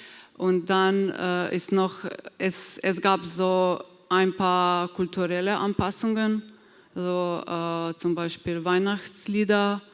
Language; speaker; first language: German; non-native, fluent; Slovenian